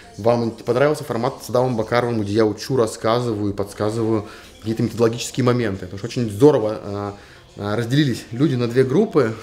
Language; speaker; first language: Russian; native; Russian